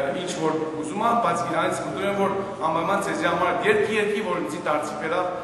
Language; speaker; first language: Armenian; early bilingual, heritage; Armenian